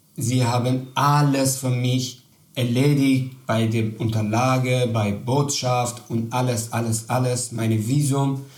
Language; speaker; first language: German; non-native, learner; Persian